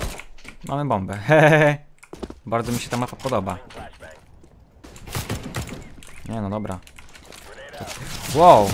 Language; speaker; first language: Polish; native; Polish